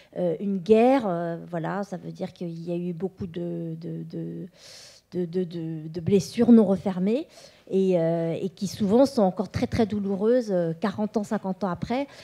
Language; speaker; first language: French; non-native, local second language; Vietnamese